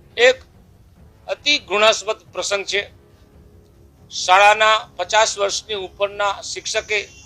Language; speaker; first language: Gujarati; native; Gujarati